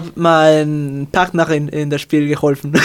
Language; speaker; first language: German; non-native, learner; Spanish